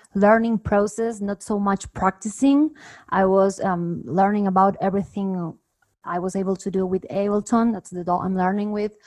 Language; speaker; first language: English; non-native, fluent; Spanish